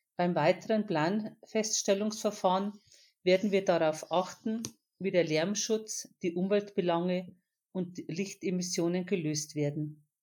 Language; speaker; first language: German; native; German